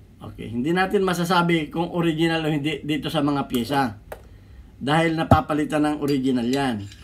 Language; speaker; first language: Filipino; native; Filipino